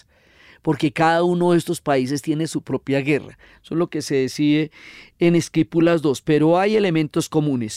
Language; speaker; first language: Spanish; native; Spanish